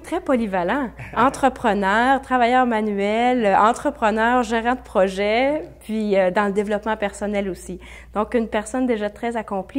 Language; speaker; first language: French; native; French